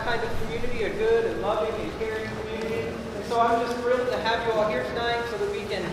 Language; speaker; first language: English; native; English